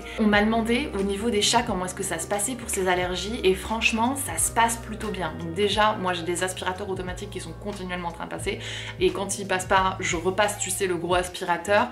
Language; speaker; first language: French; native; French